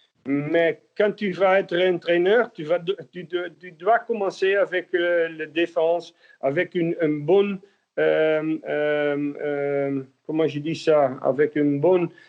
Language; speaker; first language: French; non-native, learner; Dutch